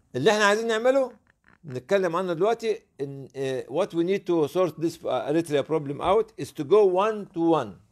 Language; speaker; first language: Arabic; native; Arabic